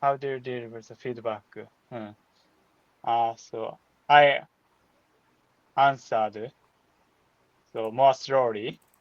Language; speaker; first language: English; non-native, learner; Japanese